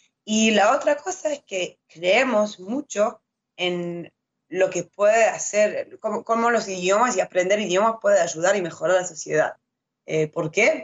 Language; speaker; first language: Spanish; non-native, fluent; French